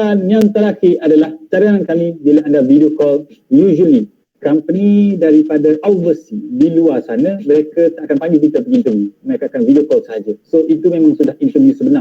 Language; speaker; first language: Malay; native; Malay